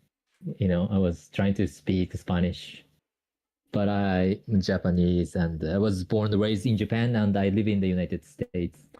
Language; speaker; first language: English; non-native, fluent; Japanese